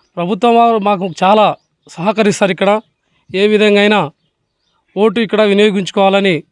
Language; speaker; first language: Telugu; non-native, local second language; Lambadi